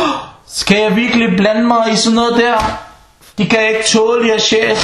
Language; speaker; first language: Danish; non-native, fluent; Arabic